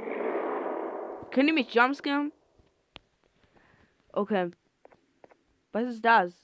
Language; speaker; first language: German; non-native, learner; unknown